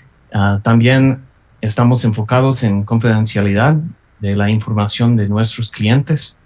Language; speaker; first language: Spanish; non-native, fluent; English